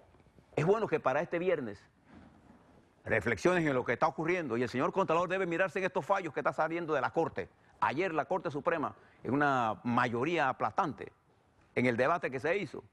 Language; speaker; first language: Spanish; native; Spanish